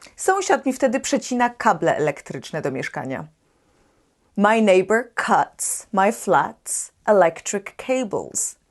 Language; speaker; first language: Polish; native; Polish